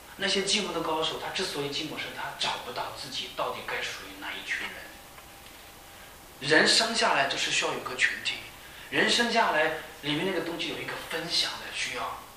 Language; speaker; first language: Chinese; native; Chinese